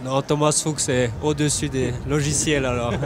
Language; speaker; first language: French; native; French